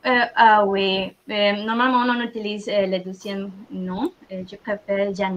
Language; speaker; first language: French; non-native, fluent; Spanish